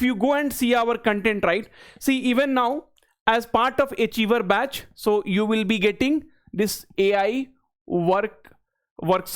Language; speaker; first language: English; non-native, local second language; Hindi